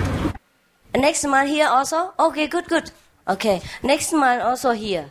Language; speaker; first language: German; non-native, fluent; Vietnamese